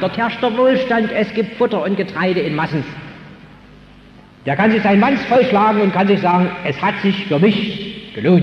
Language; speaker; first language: German; native; German